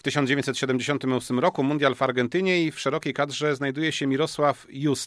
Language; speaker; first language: Polish; native; Polish